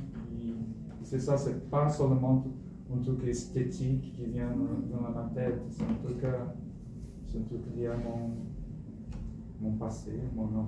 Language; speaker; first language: French; non-native, fluent; Portuguese